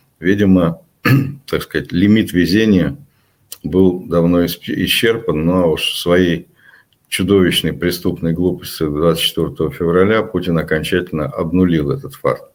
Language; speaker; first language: Russian; native; Russian